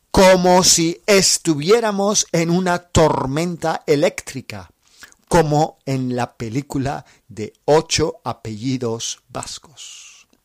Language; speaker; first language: Spanish; non-native, fluent; English